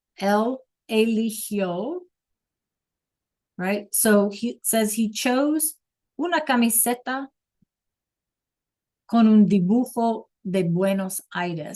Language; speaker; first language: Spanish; non-native, fluent; English